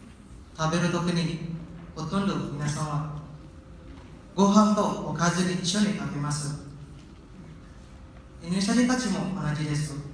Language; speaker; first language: Japanese; non-native, learner; Indonesian